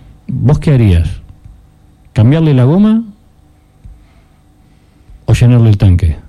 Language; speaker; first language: Spanish; native; Spanish